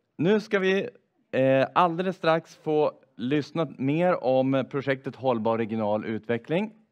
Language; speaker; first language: Swedish; native; Swedish